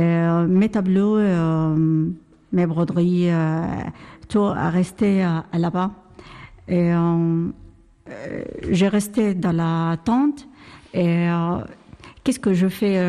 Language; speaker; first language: French; non-native, learner; Arabic